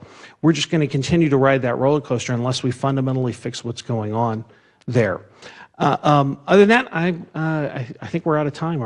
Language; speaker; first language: English; native; English